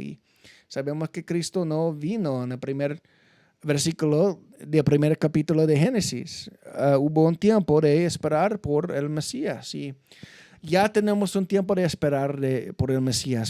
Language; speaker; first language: Spanish; non-native, fluent; English